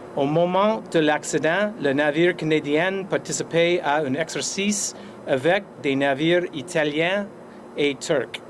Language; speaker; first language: French; non-native, fluent; English